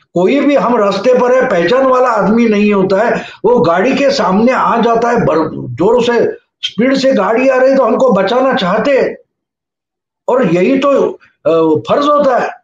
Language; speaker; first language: Hindi; non-native, local second language; Marathi